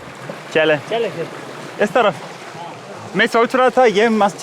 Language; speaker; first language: Hindi; non-native, fluent; English